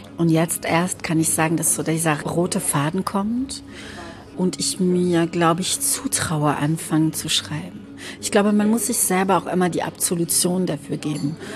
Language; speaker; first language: German; non-native, local second language; French